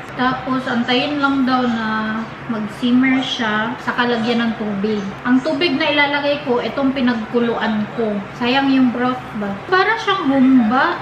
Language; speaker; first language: Filipino; non-native, local second language; Cebuano